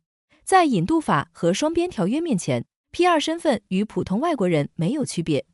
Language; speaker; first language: Chinese; native; Chinese